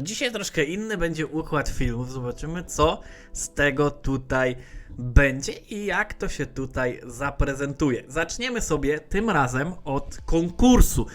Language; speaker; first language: Polish; native; Polish